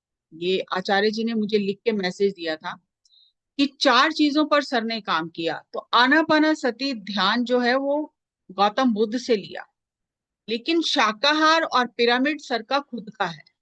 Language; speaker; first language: Hindi; native; Hindi